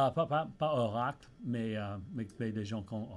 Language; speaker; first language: French; early bilingual, heritage; English